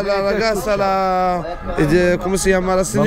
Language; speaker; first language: Italian; non-native, learner; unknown